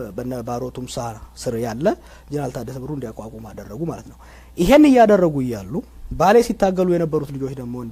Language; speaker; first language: Amharic; non-native, local second language; Oromo